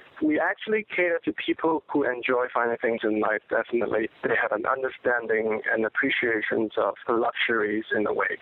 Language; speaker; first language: English; non-native, local second language; Cantonese